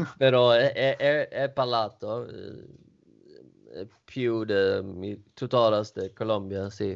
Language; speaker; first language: Italian; non-native, learner; Swedish